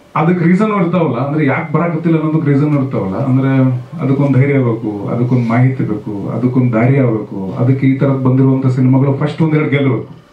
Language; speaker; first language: Kannada; native; Kannada